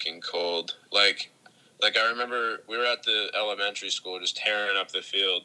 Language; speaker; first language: English; native; English